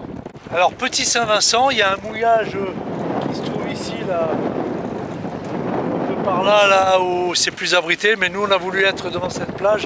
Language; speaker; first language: French; native; French